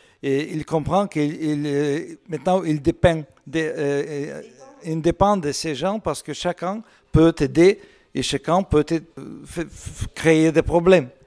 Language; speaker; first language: French; non-native, learner; Russian